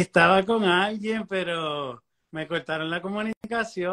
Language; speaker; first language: Spanish; native; Spanish